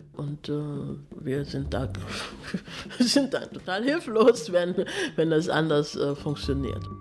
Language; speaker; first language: German; early bilingual, other home language; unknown